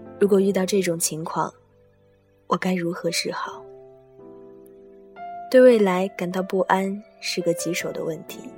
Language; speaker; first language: Chinese; native; Chinese